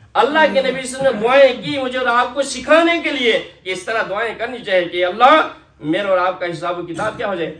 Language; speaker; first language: Urdu; non-native, local second language; Kashmiri